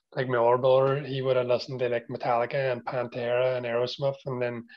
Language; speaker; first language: English; native; English